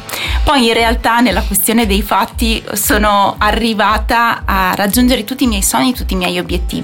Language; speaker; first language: Italian; native; Italian